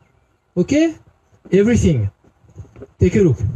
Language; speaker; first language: English; non-native, learner; French